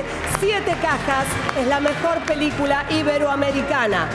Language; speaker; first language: Spanish; native; Spanish